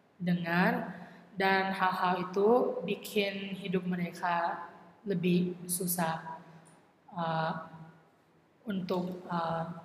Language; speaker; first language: Indonesian; non-native, learner; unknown